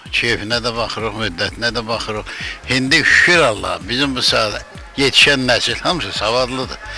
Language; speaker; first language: Azerbaijani; native; Azerbaijani